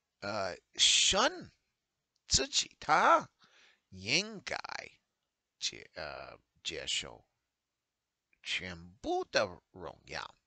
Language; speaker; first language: Chinese; non-native, learner; English